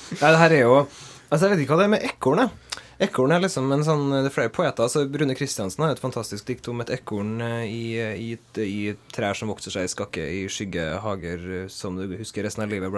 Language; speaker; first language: Norwegian; native; Norwegian